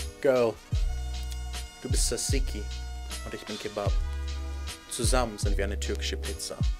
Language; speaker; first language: German; native; German